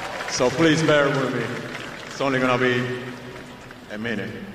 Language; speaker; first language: English; non-native, fluent; Spanish